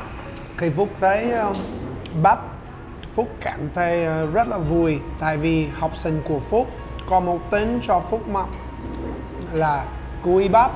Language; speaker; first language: Vietnamese; non-native, learner; English